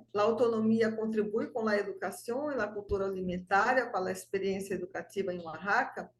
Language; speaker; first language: Portuguese; non-native, fluent; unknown